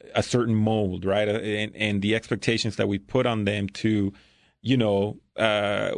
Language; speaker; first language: English; early bilingual, other home language; Spanish